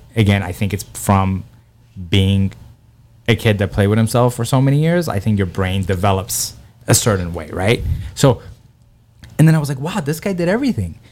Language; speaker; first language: English; early bilingual, other home language; Persian